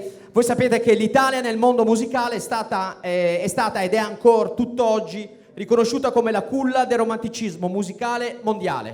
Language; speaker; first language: Italian; native; Italian